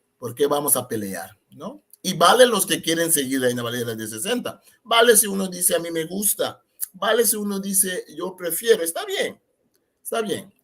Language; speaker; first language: Spanish; non-native, fluent; Papiamento